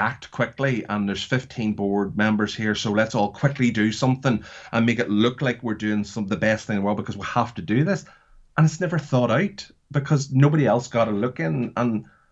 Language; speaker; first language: English; native; English